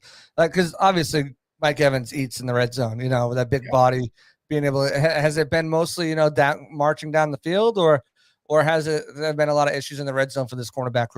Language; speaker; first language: English; native; English